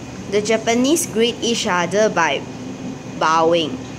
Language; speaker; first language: English; non-native, local second language; Chinese